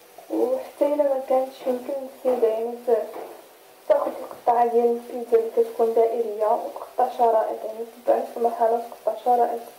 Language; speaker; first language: Arabic; native; Arabic